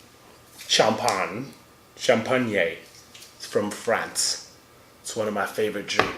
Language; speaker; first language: English; native; English